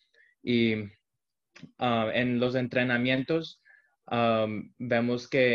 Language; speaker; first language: Spanish; early bilingual, heritage; Spanish